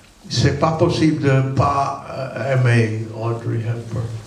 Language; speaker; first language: French; non-native, learner; English